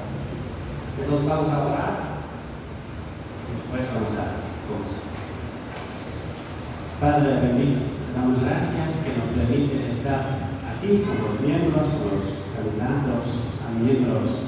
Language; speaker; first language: Spanish; non-native, fluent; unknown